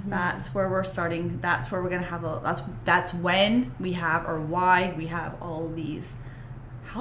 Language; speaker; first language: English; native; English